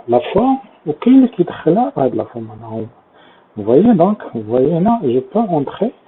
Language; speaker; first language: French; non-native, local second language; Arabic